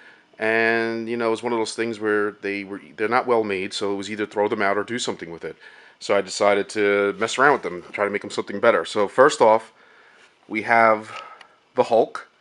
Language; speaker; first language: English; native; English